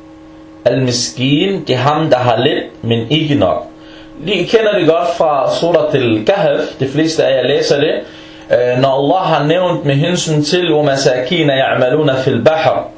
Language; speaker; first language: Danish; early bilingual, other home language; Arabic